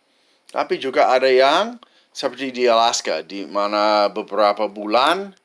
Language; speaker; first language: Indonesian; non-native, fluent; English